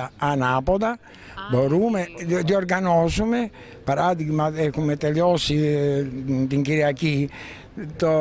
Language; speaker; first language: Greek; non-native, learner; Italian